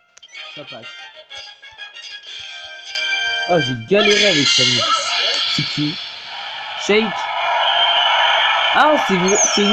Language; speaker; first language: French; native; French